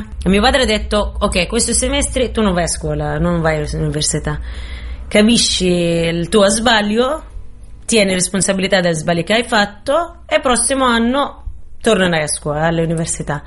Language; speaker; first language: Italian; non-native, fluent; Arabic